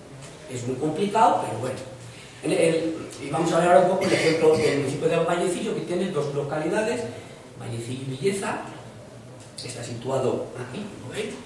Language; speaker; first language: Spanish; native; Spanish